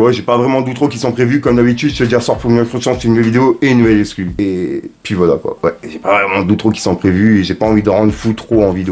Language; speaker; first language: French; native; French